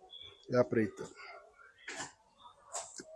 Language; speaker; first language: Portuguese; non-native, learner; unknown